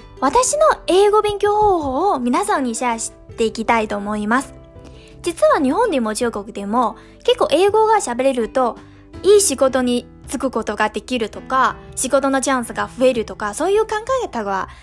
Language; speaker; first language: Japanese; non-native, fluent; Chinese